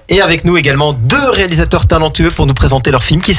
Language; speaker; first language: French; native; French